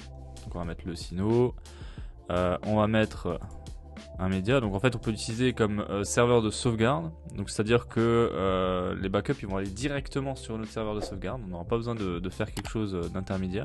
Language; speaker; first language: French; native; French